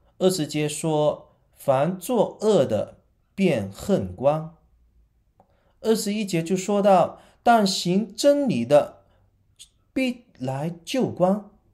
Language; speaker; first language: Chinese; non-native, local second language; Cantonese